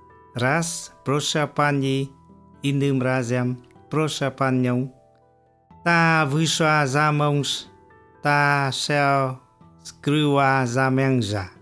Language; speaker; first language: Polish; non-native, fluent; Vietnamese